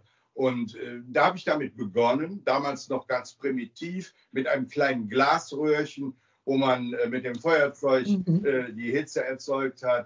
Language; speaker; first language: German; native; German